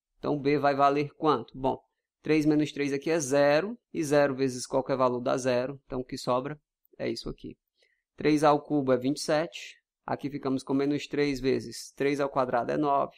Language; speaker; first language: Portuguese; native; Portuguese